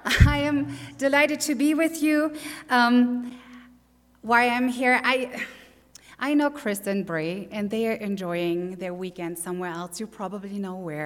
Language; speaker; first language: English; non-native, fluent; German